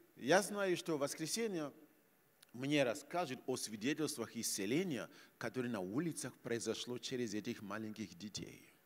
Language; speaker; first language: Russian; non-native, fluent; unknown